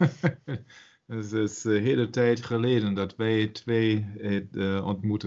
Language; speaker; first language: Dutch; non-native, learner; German